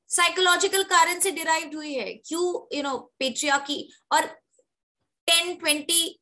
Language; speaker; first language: Hindi; native; Hindi